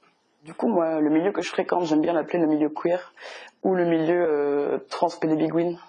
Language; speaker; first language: French; native; French